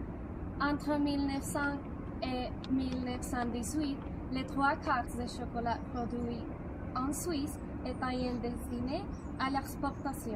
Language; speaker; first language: French; non-native, learner; Spanish